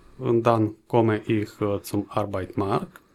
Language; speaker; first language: German; non-native, learner; Ukrainian